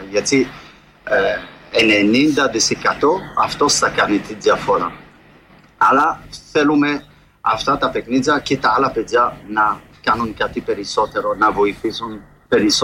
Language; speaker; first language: Greek; non-native, fluent; French